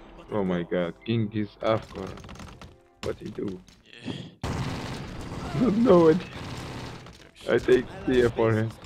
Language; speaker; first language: English; non-native, learner; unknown